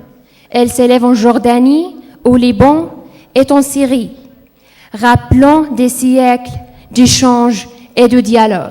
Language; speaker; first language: French; non-native, learner; Arabic